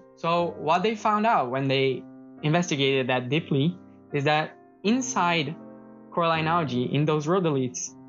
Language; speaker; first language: English; non-native, fluent; Portuguese